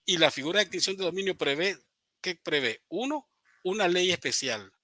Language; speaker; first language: Spanish; native; Spanish